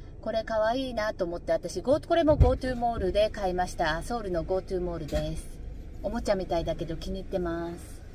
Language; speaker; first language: Japanese; native; Japanese